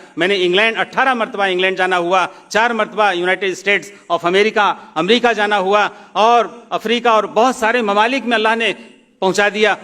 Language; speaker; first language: Urdu; native; Urdu